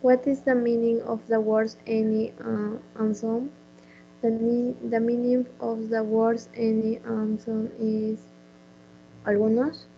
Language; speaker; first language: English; non-native, learner; Spanish